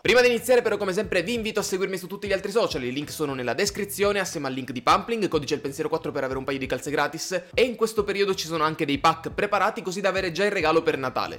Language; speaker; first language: Italian; native; Italian